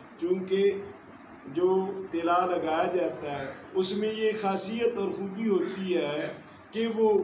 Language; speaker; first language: Urdu; non-native, local second language; Punjabi